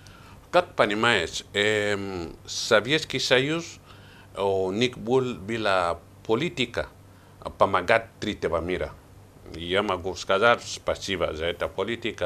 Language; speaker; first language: Russian; non-native, learner; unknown